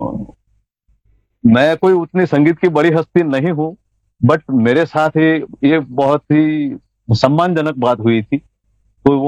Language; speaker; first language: Hindi; non-native, local second language; Gujarati